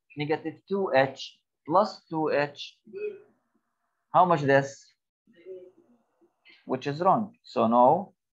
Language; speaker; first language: English; non-native, fluent; Arabic